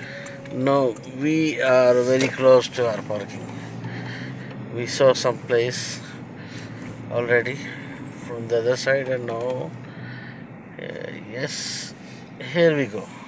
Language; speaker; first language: English; non-native, fluent; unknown